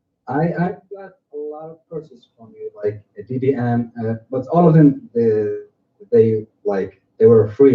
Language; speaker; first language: English; non-native, fluent; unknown